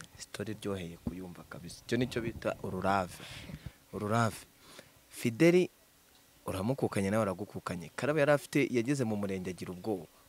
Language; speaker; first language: Kinyarwanda; native; Kinyarwanda